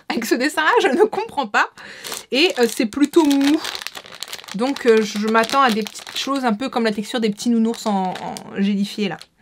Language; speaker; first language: French; native; French